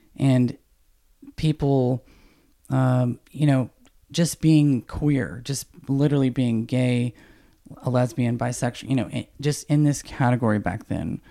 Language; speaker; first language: English; native; English